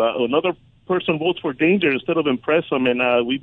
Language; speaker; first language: English; native; English